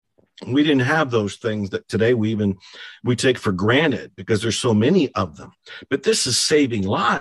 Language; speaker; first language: English; native; English